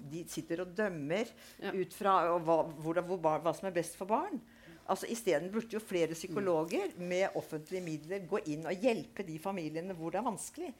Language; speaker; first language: Norwegian; native; Norwegian